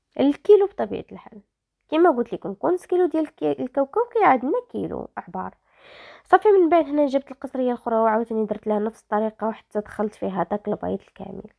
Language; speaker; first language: Arabic; native; Arabic